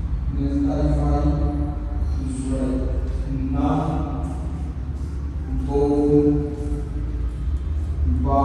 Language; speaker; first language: Vietnamese; non-native, learner; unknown